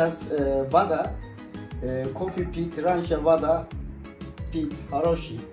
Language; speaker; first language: Russian; non-native, learner; Turkish